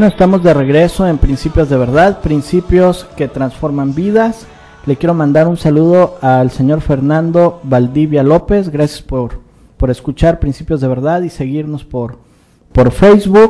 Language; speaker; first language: Spanish; native; Spanish